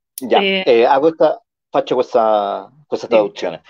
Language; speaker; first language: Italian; non-native, learner; Spanish